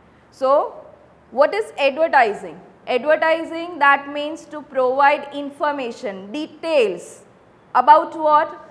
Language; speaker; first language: English; non-native, local second language; Gujarati